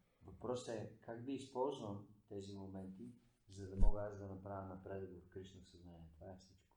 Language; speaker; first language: Bulgarian; native; Bulgarian